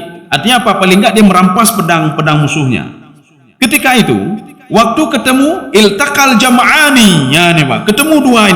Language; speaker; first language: Indonesian; native; Indonesian